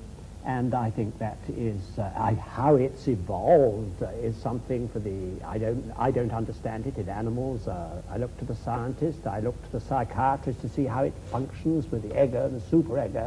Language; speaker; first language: English; native; English